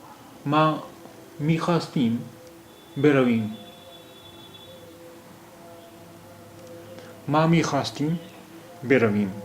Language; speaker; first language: Persian; non-native, fluent; Urdu